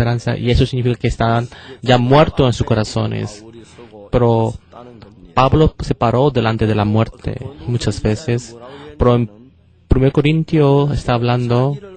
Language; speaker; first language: Spanish; non-native, fluent; Korean